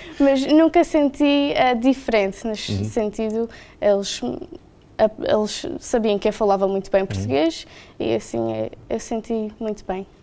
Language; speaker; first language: Portuguese; early bilingual, heritage; Portuguese